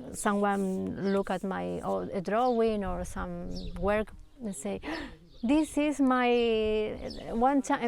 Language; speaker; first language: English; non-native, learner; Spanish